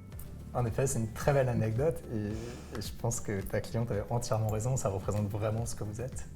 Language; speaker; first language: French; native; French